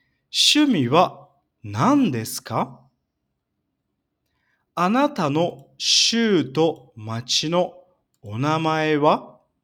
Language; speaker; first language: Japanese; non-native, fluent; Portuguese